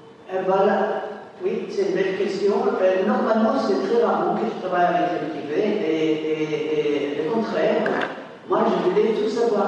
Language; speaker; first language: French; non-native, fluent; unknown